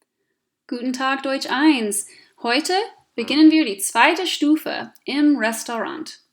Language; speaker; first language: German; non-native, fluent; English